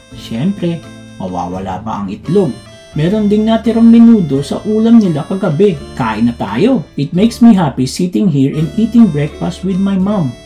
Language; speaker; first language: Filipino; native; Filipino